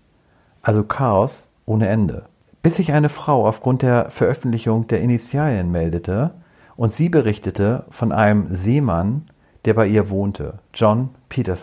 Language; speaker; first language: German; native; German